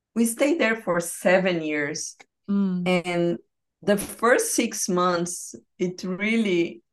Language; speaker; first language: English; non-native, fluent; Portuguese